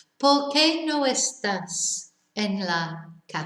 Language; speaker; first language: Spanish; non-native, fluent; English